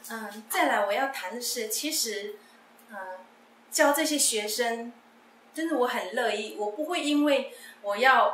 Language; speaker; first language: Chinese; non-native, local second language; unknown